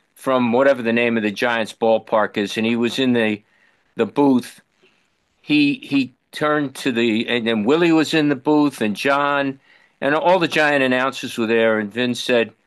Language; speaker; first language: English; native; English